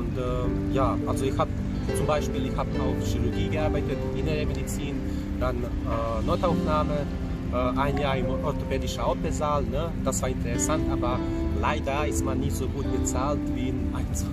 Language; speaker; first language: German; non-native, fluent; Serbian